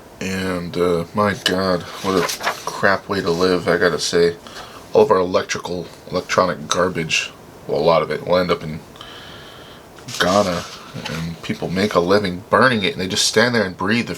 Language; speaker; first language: English; native; English